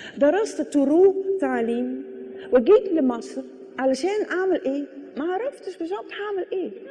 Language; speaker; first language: Arabic; non-native, fluent; Dutch